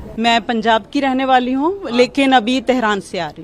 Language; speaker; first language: Hindi; non-native, local second language; Punjabi